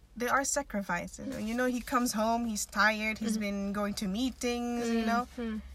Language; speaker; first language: English; non-native, fluent; Dutch